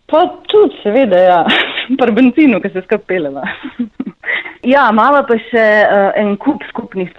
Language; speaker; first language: Slovenian; native; Slovenian